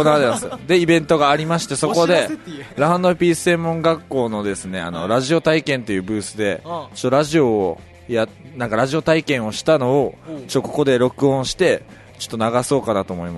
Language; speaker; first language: Japanese; native; Japanese